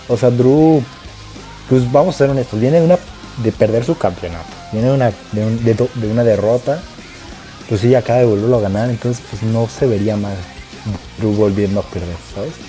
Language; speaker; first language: Spanish; native; Spanish